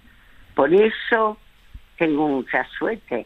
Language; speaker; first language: Spanish; early bilingual, other home language; French